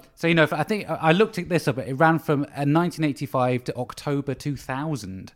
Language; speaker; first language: English; native; English